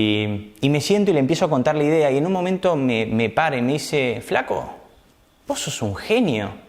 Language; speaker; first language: Spanish; native; Spanish